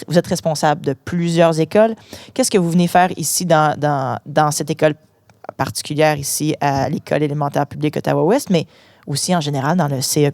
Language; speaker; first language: French; native; French